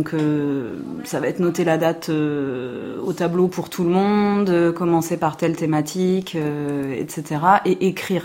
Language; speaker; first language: French; native; French